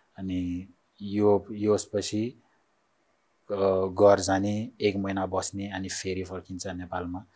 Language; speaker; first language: Nepali; non-native, learner; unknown